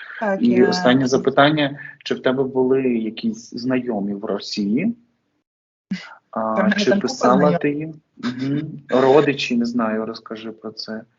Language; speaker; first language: Ukrainian; native; Ukrainian